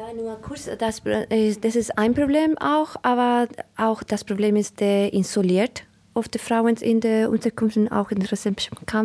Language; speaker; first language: German; non-native, learner; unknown